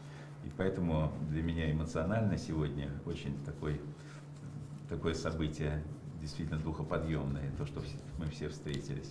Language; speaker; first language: Russian; native; Russian